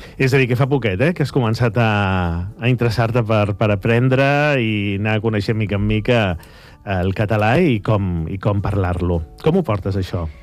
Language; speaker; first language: Catalan; native; Catalan